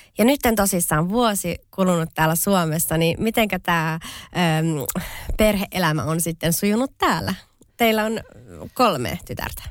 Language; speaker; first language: Finnish; native; Finnish